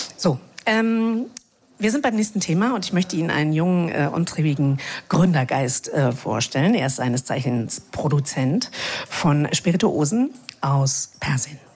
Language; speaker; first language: German; native; German